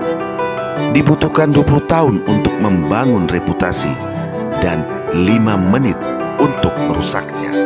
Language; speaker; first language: Indonesian; native; Indonesian